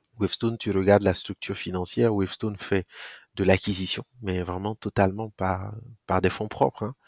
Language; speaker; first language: French; non-native, local second language; Mossi